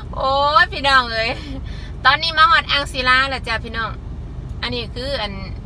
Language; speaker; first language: Thai; native; Thai